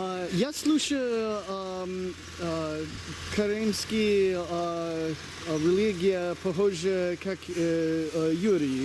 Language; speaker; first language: Russian; non-native, learner; English